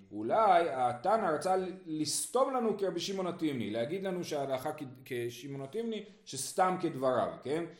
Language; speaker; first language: Hebrew; native; Hebrew